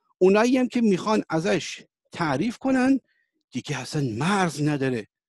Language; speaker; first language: Persian; early bilingual, heritage; Persian